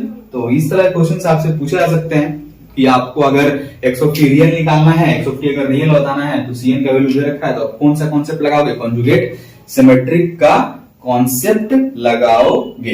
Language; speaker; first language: Hindi; native; Hindi